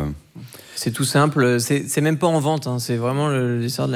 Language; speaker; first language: French; native; French